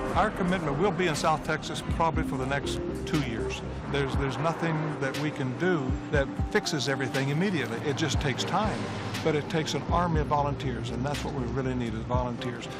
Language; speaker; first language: English; native; English